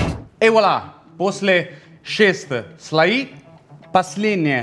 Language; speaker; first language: Russian; non-native, fluent; Italian